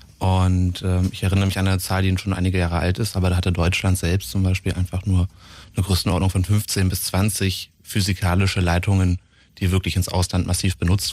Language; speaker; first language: German; native; German